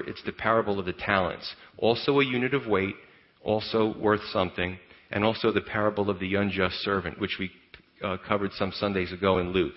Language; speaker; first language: English; native; English